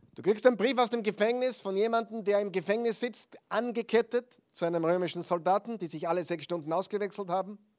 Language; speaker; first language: German; non-native, fluent; English